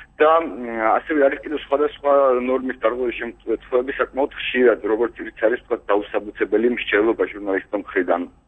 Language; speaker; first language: Georgian; native; Georgian